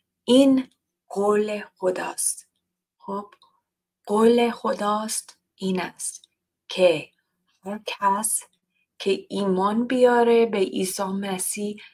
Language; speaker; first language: Persian; non-native, learner; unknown